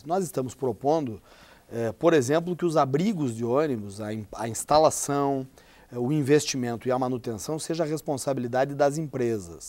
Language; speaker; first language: Portuguese; native; Portuguese